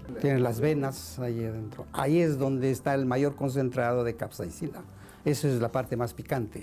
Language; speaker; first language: Spanish; native; Spanish